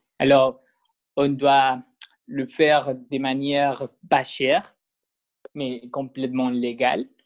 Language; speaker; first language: French; non-native, learner; Spanish